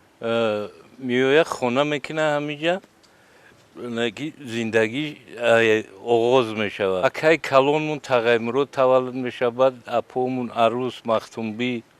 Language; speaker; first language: Tajik; native; Tajik